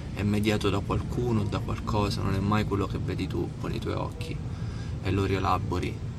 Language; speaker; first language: Italian; native; Italian